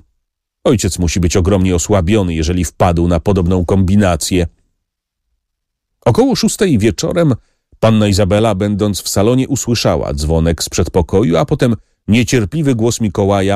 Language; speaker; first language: Polish; native; Polish